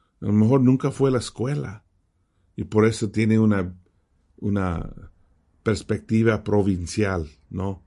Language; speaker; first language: Spanish; early bilingual, heritage; Spanish